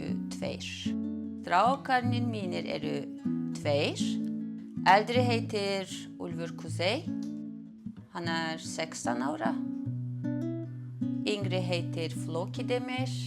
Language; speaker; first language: Icelandic; non-native, fluent; Turkish